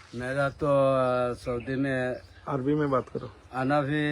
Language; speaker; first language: Hindi; non-native, learner; Bangla